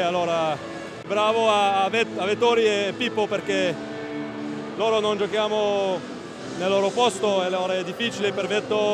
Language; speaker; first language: Italian; non-native, learner; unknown